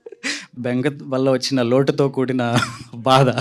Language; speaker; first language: Telugu; native; Telugu